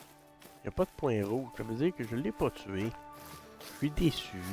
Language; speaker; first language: French; native; French